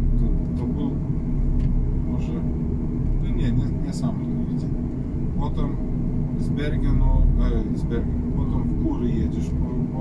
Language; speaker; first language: Polish; non-native, learner; Russian